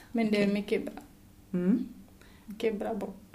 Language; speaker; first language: Swedish; non-native, learner; Indonesian